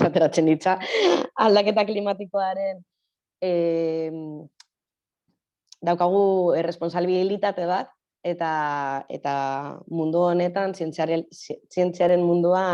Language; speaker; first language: Basque; non-native, local second language; Spanish